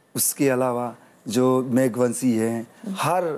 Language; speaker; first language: Hindi; native; Hindi